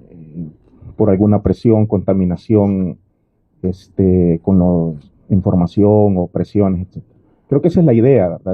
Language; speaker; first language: Spanish; native; Spanish